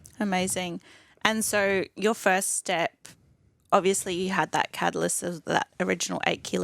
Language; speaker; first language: English; native; English